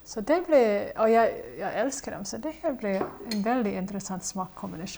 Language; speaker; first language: Swedish; non-native, fluent; English